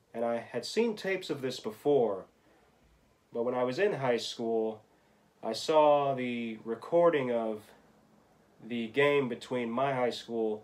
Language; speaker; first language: English; native; English